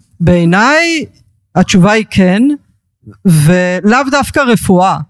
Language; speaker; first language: Hebrew; early bilingual, heritage; Hebrew